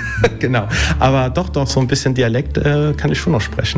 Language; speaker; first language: German; early bilingual, other home language; Italian